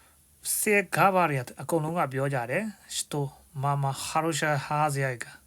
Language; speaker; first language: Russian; non-native, fluent; Burmese